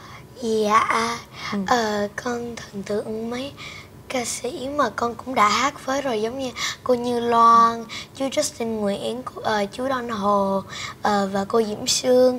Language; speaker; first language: Vietnamese; early bilingual, heritage; Vietnamese